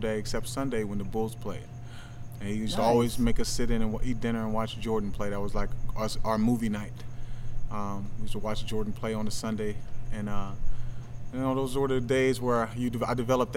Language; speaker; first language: English; native; English